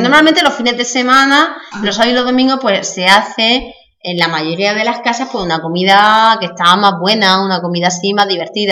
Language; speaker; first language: Spanish; native; Spanish